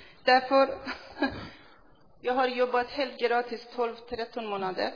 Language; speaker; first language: Swedish; non-native, fluent; Persian